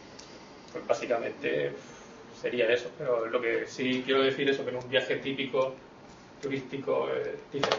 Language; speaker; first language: Spanish; native; Spanish